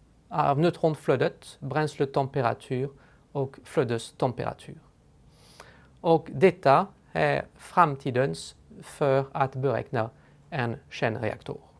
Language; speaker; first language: Swedish; non-native, fluent; French